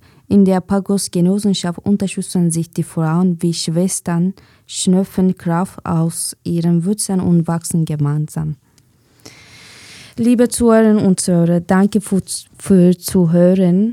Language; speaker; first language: German; non-native, fluent; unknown